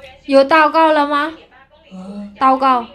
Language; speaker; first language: Chinese; non-native, learner; Javanese